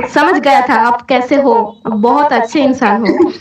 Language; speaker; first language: Hindi; native; Hindi